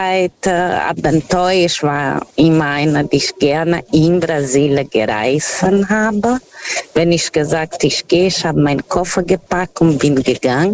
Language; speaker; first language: German; non-native, fluent; Portuguese